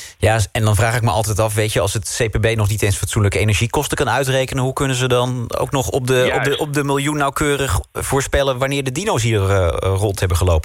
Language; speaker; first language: Dutch; native; Dutch